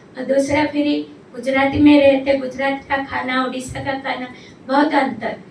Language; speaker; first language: Hindi; non-native, local second language; Odia